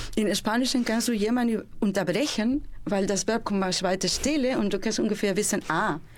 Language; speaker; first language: German; non-native, fluent; Spanish